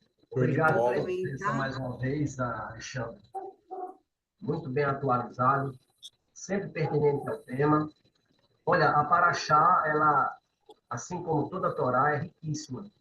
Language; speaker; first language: Portuguese; native; Portuguese